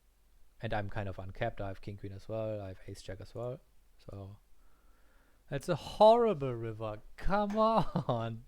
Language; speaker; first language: English; non-native, fluent; German